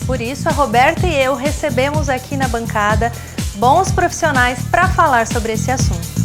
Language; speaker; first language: Portuguese; native; Portuguese